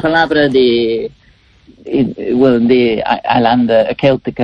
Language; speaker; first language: Spanish; non-native, learner; English